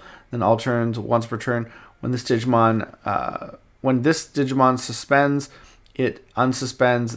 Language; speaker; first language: English; native; English